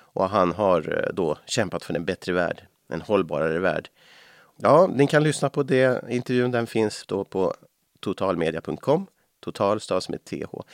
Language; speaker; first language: Swedish; native; Swedish